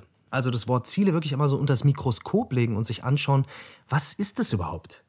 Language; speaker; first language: German; native; German